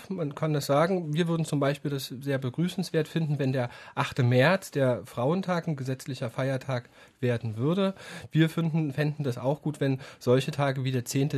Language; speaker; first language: German; native; German